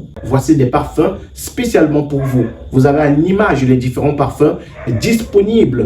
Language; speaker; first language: French; native; French